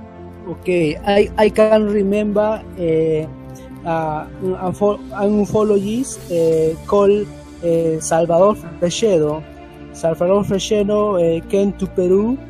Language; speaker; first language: English; non-native, learner; Spanish